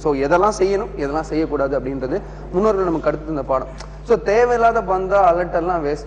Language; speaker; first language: Tamil; native; Tamil